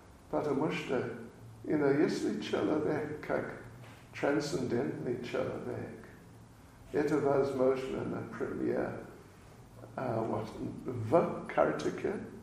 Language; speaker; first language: Russian; non-native, learner; English